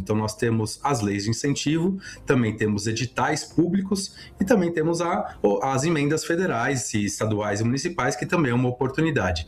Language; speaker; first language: Portuguese; native; Portuguese